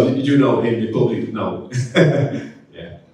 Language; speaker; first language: English; non-native, learner; Spanish